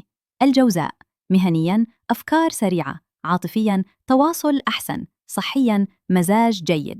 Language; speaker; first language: Arabic; native; Arabic